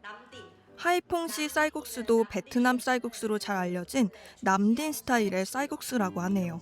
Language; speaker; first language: Korean; native; Korean